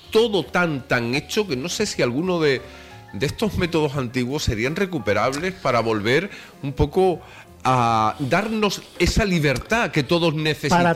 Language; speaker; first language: Spanish; native; Spanish